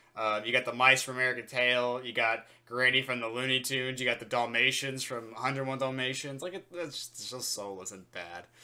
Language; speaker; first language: English; native; English